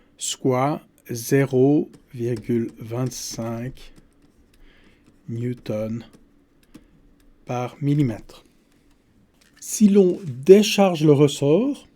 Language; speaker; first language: French; native; French